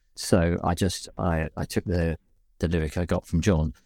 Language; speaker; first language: English; native; English